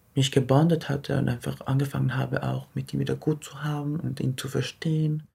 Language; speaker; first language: German; early bilingual, other home language; Japanese